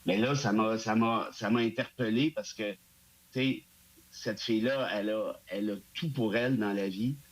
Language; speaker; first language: French; native; French